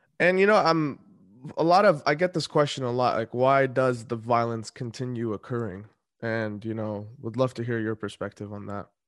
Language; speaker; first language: English; native; English